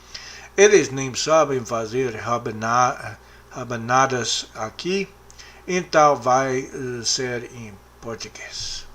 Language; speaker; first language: Portuguese; non-native, learner; English